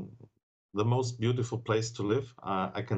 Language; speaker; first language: English; non-native, fluent; German